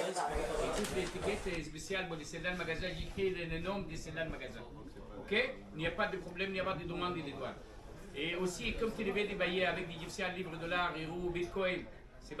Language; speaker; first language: French; non-native, learner; Arabic